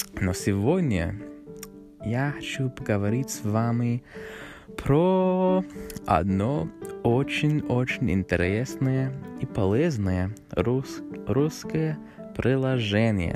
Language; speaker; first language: Russian; non-native, learner; English